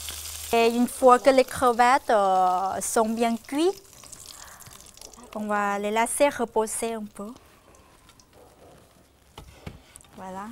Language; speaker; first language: French; non-native, fluent; Thai